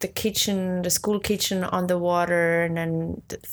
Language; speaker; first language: English; non-native, fluent; Swiss German